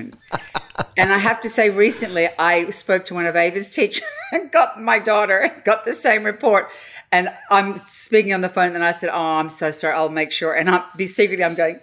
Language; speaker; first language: English; native; English